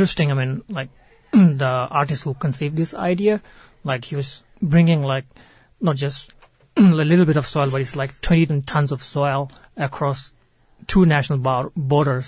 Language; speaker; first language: English; non-native, local second language; Tibetan